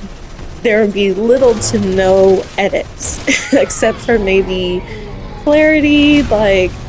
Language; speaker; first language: English; native; English